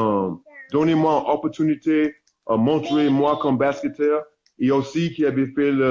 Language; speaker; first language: French; non-native, learner; English